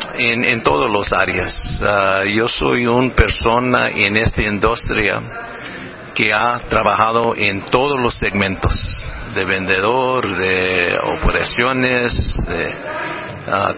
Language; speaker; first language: Spanish; non-native, fluent; English